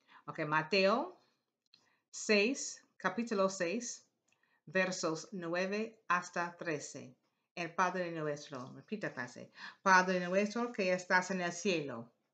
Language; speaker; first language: Spanish; non-native, learner; English